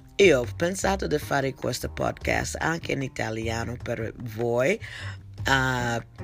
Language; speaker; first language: Italian; non-native, learner; English